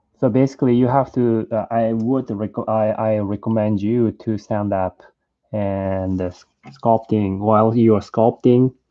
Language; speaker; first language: English; non-native, learner; Japanese